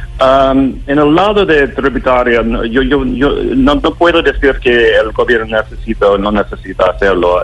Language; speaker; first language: Spanish; non-native, learner; English